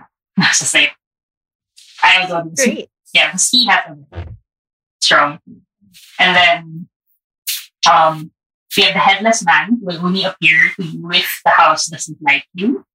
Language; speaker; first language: English; non-native, local second language; Filipino